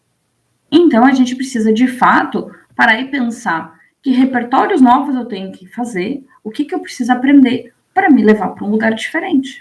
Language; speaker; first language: Portuguese; native; Portuguese